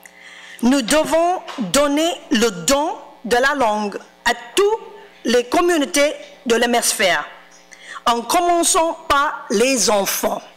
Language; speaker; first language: French; non-native, fluent; English